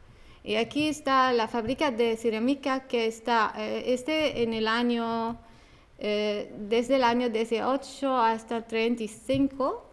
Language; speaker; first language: Spanish; non-native, learner; Arabic